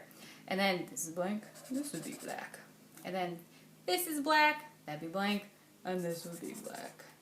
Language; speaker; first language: English; native; English